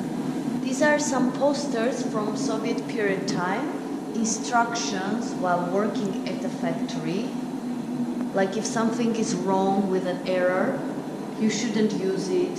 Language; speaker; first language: English; non-native, fluent; Armenian